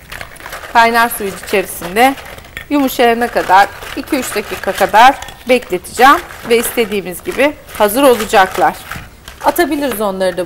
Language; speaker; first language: Turkish; native; Turkish